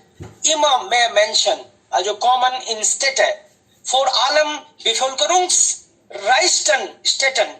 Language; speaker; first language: German; non-native, fluent; Hindi